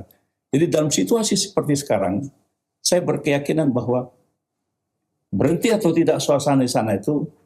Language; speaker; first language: Indonesian; native; Indonesian